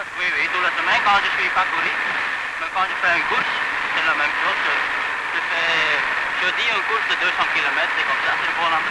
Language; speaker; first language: French; non-native, local second language; Dutch